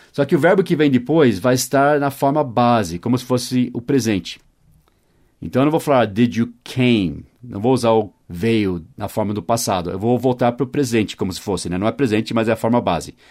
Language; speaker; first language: Portuguese; non-native, fluent; English